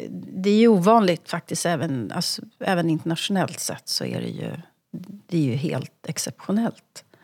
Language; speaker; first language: Swedish; native; Swedish